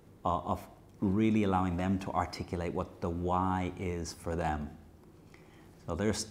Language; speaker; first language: English; native; English